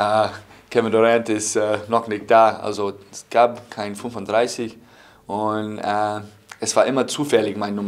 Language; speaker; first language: German; non-native, fluent; English